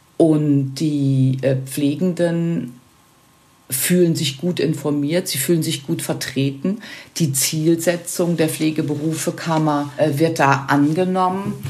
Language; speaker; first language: German; native; German